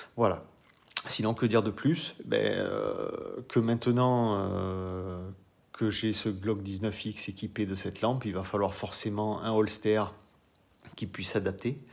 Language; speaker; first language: French; native; French